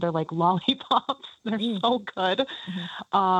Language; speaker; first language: English; native; English